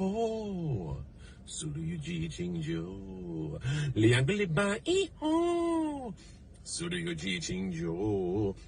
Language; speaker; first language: Chinese; non-native, learner; English